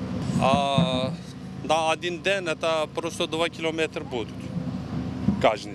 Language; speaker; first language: Russian; non-native, learner; Turkish